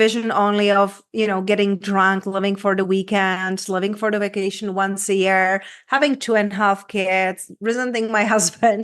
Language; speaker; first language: English; non-native, fluent; Czech